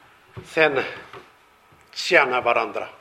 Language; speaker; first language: Swedish; non-native, fluent; Spanish